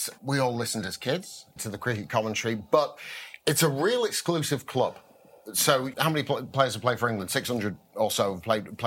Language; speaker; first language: English; native; English